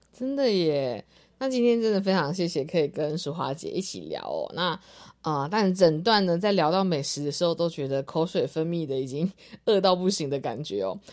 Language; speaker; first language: Chinese; native; Chinese